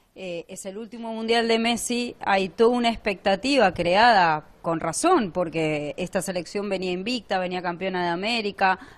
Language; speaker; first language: Spanish; native; Spanish